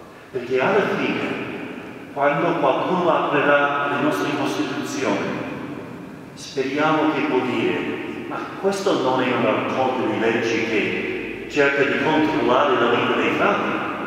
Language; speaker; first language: Italian; non-native, fluent; English